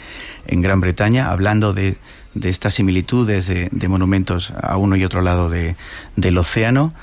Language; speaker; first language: Spanish; native; Spanish